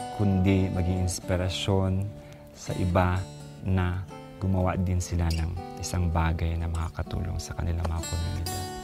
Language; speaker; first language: Filipino; non-native, local second language; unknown